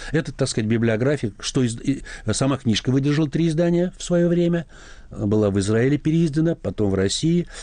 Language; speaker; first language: Russian; native; Russian